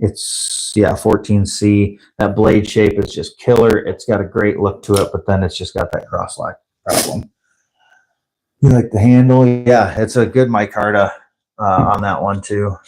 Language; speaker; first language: English; native; English